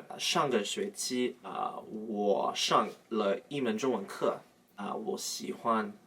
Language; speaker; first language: Chinese; non-native, learner; English